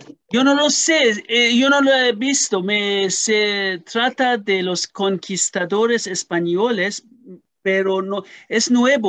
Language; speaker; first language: Spanish; non-native, learner; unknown